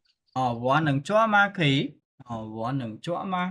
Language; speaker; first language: Chinese; non-native, fluent; Khmer